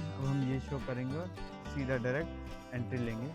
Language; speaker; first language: Hindi; native; Hindi